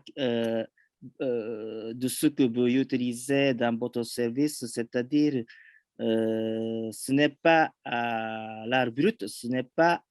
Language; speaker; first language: French; non-native, fluent; Japanese